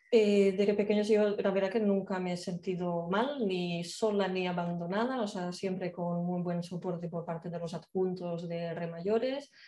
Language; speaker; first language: Spanish; non-native, fluent; Slovak